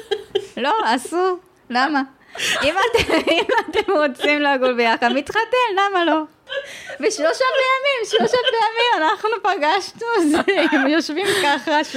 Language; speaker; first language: Hebrew; non-native, learner; Japanese